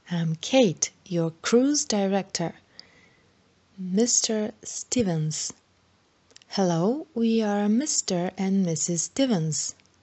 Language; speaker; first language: English; non-native, fluent; Bulgarian